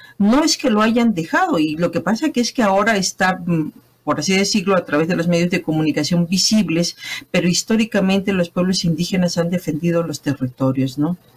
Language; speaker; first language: Spanish; native; Spanish